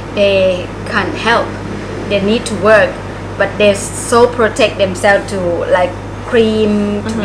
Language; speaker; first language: English; non-native, learner; Thai